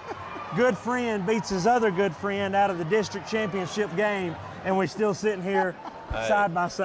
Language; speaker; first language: English; native; English